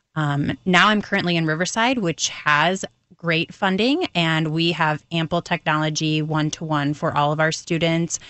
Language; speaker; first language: English; native; English